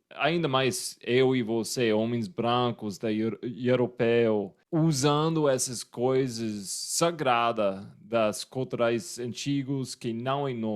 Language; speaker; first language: Portuguese; non-native, fluent; English